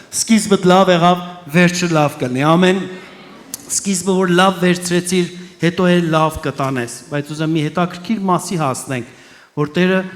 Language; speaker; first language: Armenian; early bilingual, heritage; Armenian